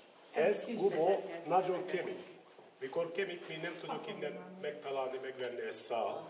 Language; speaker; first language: Hungarian; non-native, learner; Turkish